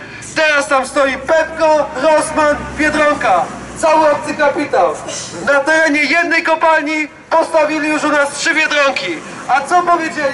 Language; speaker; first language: Polish; native; Polish